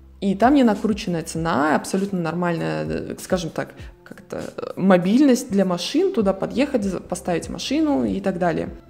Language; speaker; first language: Russian; native; Russian